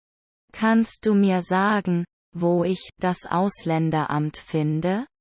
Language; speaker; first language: German; non-native, learner; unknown